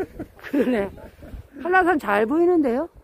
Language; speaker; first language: Korean; native; Korean